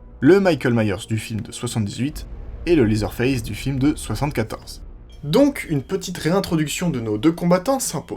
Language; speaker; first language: French; native; French